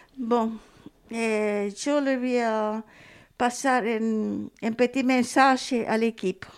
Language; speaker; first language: French; non-native, learner; Spanish